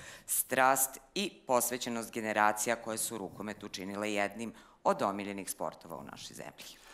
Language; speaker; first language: Serbian; native; Serbian